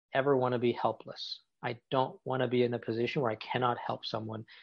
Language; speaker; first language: English; native; English